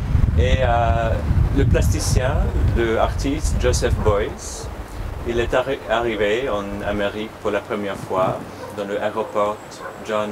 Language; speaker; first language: French; non-native, learner; English